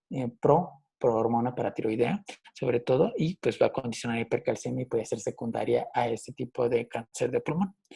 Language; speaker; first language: Spanish; native; Spanish